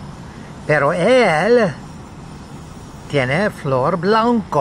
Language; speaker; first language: Spanish; non-native, learner; English